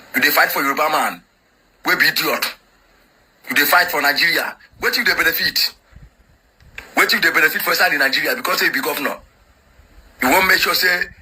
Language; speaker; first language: Nigerian Pidgin; non-native, local second language; Igbo